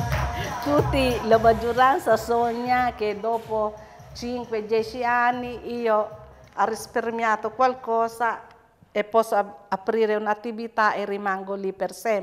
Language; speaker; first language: Italian; non-native, fluent; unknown